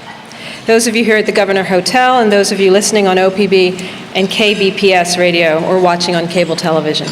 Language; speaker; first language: English; native; English